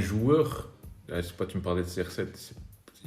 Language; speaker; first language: French; native; French